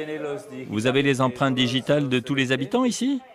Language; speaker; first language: French; native; French